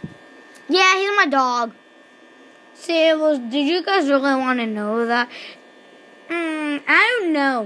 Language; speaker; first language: English; native; English